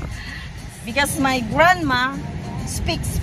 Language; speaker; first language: English; non-native, local second language; Filipino